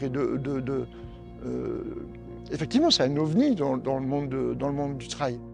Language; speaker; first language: French; native; French